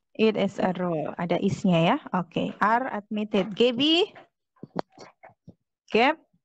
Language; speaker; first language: English; non-native, fluent; Indonesian